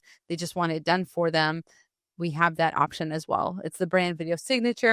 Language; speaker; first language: English; native; English